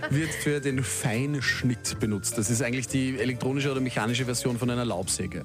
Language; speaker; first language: German; native; German